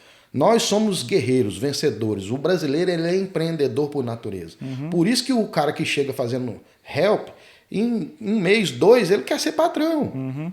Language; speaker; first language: Portuguese; native; Portuguese